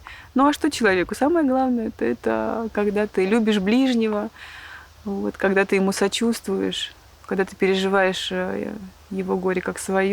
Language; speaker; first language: Russian; native; Russian